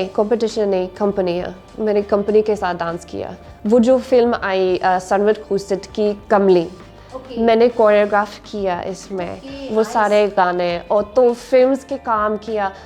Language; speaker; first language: Hindi; non-native, learner; English